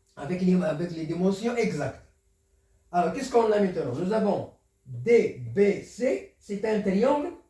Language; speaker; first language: French; non-native, local second language; Arabic